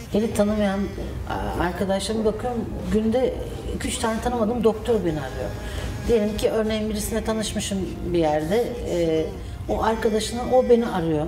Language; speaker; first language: Turkish; non-native, fluent; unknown